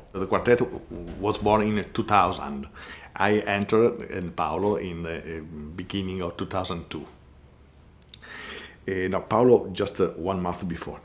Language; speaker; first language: English; non-native, learner; Italian